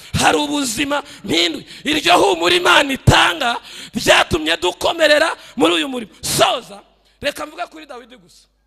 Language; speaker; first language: Kinyarwanda; native; Kinyarwanda